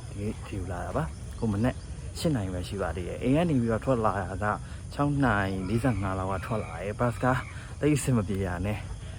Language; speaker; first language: Burmese; native; Burmese